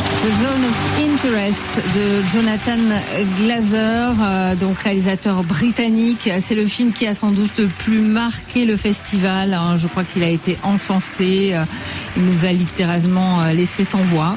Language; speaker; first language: French; native; French